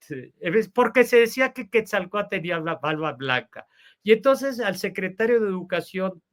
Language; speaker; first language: Spanish; native; Spanish